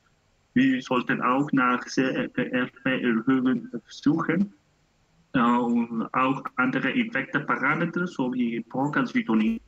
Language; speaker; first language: German; non-native, learner; Spanish